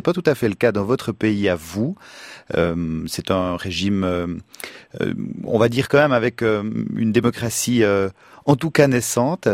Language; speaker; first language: French; native; French